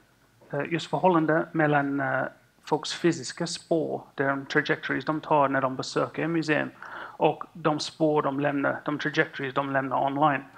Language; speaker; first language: Swedish; non-native, fluent; English